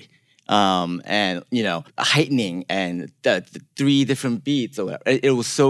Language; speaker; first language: English; early bilingual, other home language; Korean